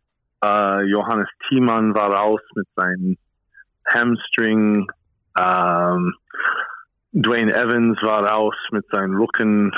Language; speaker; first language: German; non-native, fluent; English